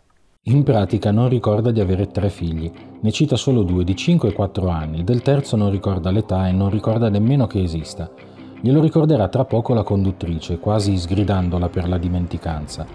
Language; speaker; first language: Italian; native; Italian